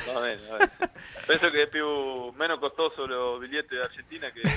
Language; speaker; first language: Italian; non-native, learner; Spanish